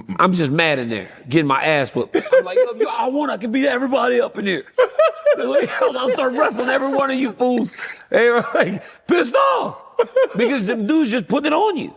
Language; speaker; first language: English; native; English